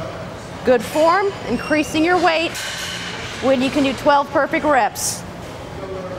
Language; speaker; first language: English; native; English